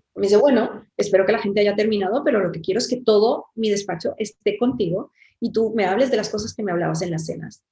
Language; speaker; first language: Spanish; native; Spanish